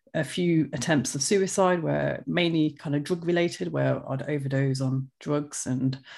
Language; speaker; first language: English; early bilingual, other home language; Hindi